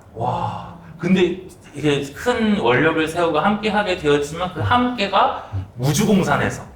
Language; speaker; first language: Korean; native; Korean